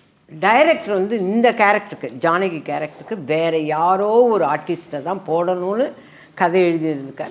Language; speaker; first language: Tamil; native; Tamil